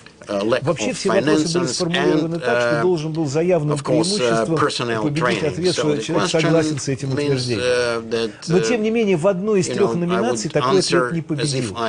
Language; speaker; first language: Russian; native; Russian